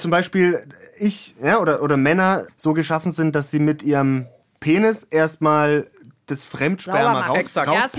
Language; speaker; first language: German; native; German